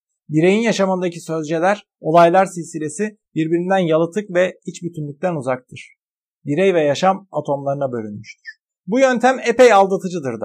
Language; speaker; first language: Turkish; native; Turkish